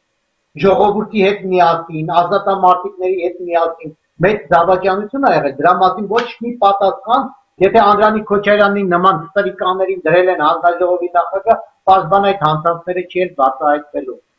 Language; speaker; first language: Armenian; native; Armenian